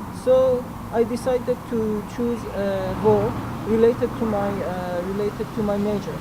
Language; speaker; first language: English; non-native, learner; Persian